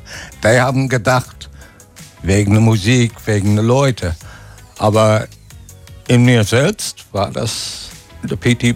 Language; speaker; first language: German; non-native, fluent; English